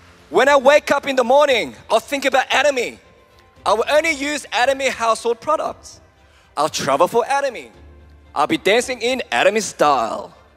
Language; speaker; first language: English; early bilingual, other home language; Korean